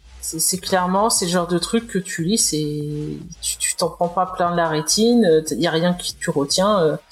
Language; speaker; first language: French; native; French